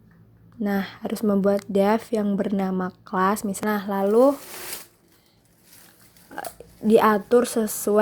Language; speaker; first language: Indonesian; native; Indonesian